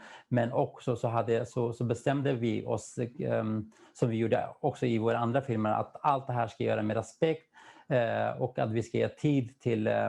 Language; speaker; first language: Swedish; non-native, fluent; Kurdish